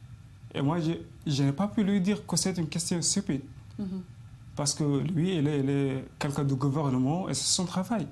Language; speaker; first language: French; non-native, fluent; Arabic